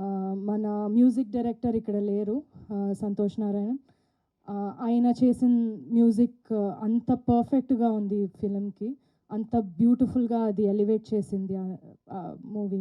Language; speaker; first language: Telugu; non-native, fluent; Malayalam